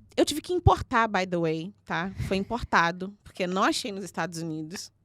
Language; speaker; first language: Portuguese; native; Portuguese